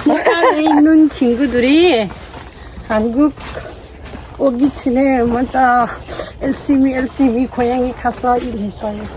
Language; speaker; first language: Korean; non-native, learner; Nepali